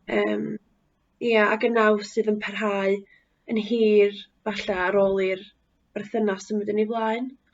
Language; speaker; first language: Welsh; native; Welsh